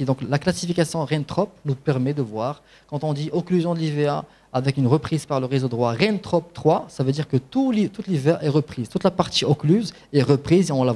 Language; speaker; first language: French; non-native, local second language; Arabic